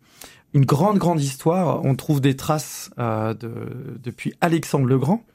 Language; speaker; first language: French; native; French